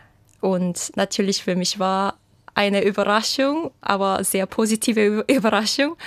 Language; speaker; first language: German; non-native, fluent; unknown